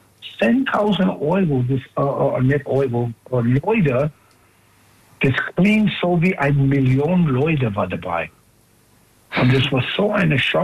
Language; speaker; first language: German; non-native, learner; English